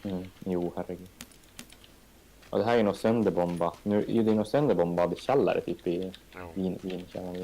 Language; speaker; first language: Swedish; native; Swedish